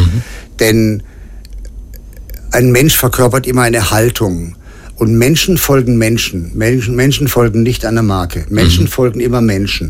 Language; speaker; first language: German; native; German